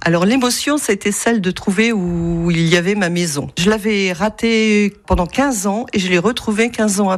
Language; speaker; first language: French; native; French